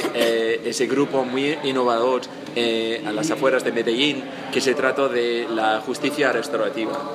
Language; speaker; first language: Spanish; non-native, fluent; English